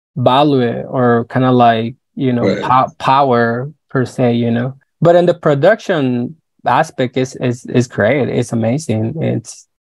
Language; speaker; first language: English; non-native, fluent; Spanish